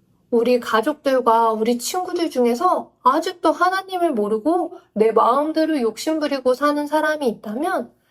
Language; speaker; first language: Korean; native; Korean